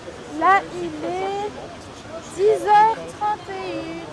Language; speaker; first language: French; native; French